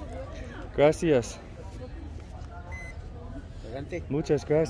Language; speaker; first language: Spanish; non-native, learner; English